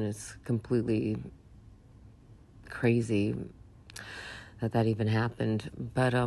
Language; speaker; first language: English; native; English